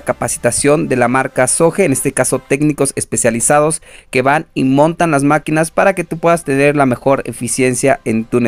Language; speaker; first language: Spanish; native; Spanish